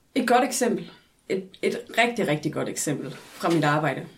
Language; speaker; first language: Danish; early bilingual, other home language; English